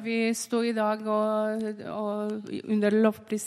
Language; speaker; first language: Norwegian; non-native, fluent; Polish